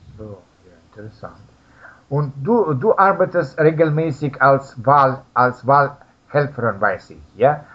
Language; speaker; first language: German; non-native, learner; Russian